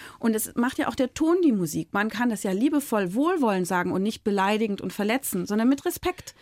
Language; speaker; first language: German; native; German